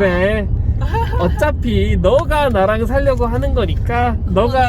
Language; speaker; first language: Korean; native; Korean